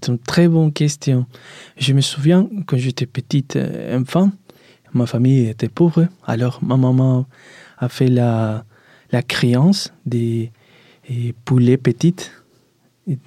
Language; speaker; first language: French; non-native, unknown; Spanish